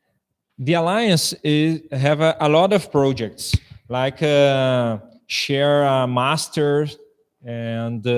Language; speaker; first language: English; non-native, fluent; Portuguese